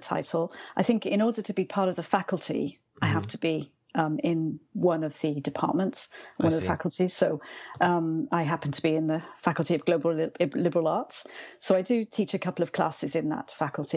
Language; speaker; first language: English; native; English